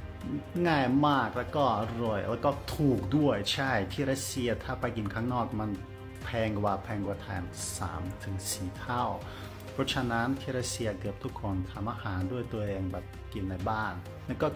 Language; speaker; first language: Thai; non-native, fluent; Russian